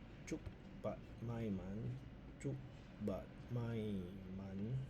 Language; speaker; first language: Vietnamese; non-native, learner; English